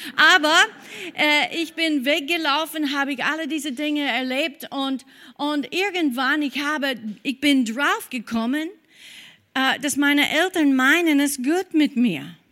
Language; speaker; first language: German; non-native, fluent; English